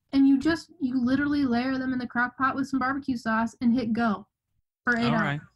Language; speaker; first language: English; native; English